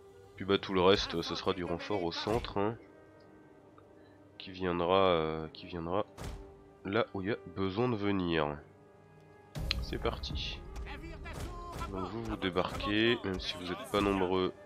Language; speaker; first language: French; native; French